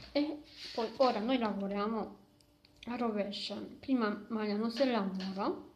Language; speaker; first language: Italian; non-native, learner; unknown